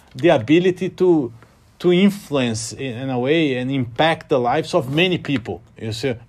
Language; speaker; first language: English; non-native, fluent; Portuguese